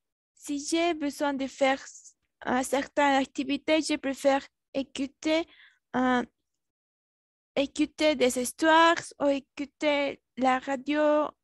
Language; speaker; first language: French; non-native, learner; Spanish